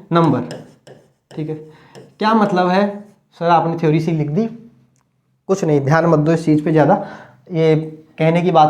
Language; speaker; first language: Hindi; native; Hindi